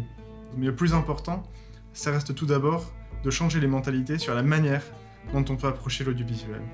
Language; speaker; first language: French; native; French